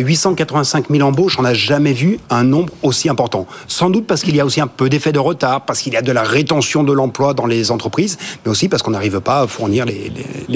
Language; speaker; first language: French; native; French